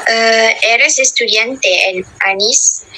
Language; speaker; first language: Spanish; non-native, learner; Malay